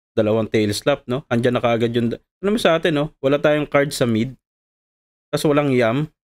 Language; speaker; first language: Filipino; native; Filipino